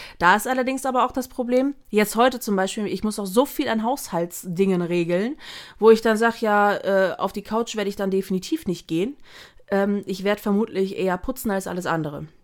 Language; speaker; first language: German; early bilingual, other home language; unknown